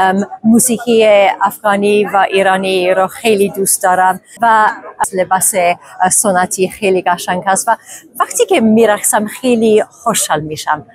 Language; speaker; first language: Persian; non-native, learner; English